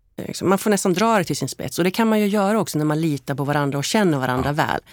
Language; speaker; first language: Swedish; native; Swedish